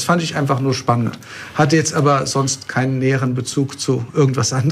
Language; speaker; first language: German; native; German